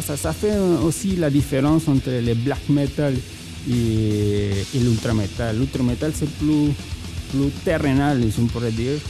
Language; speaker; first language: French; non-native, fluent; Spanish